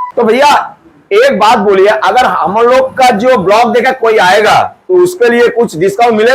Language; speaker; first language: Hindi; non-native, local second language; Bangla